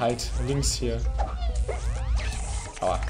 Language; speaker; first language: German; native; German